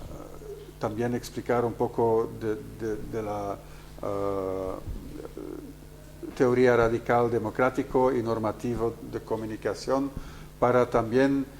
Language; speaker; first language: Spanish; non-native, fluent; Dutch